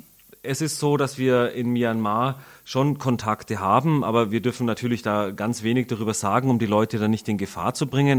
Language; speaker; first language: German; native; German